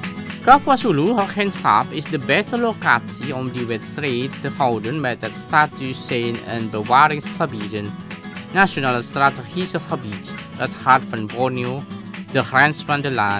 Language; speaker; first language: Dutch; non-native, learner; Indonesian